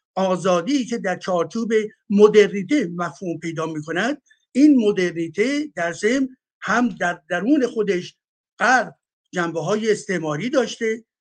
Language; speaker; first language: Persian; native; Persian